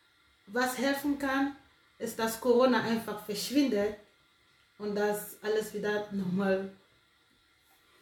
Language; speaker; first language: German; non-native, fluent; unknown